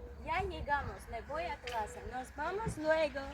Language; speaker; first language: Spanish; early bilingual, other home language; Armenian